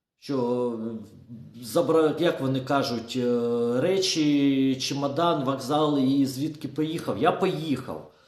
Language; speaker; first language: Ukrainian; non-native, local second language; Russian